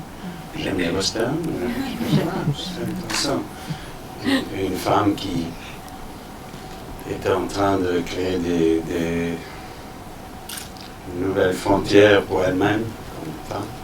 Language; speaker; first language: French; non-native, fluent; Danish